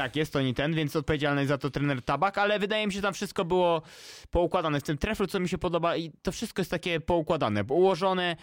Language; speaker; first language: Polish; native; Polish